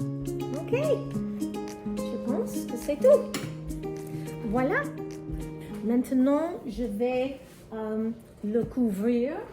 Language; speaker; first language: French; non-native, learner; English